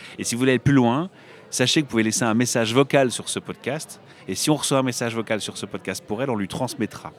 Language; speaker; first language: French; native; French